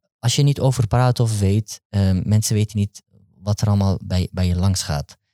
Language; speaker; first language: Dutch; early bilingual, other home language; Turkish